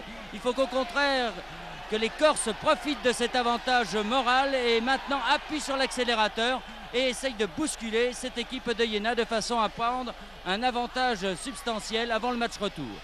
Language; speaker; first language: French; native; French